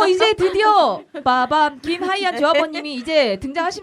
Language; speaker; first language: Korean; native; Korean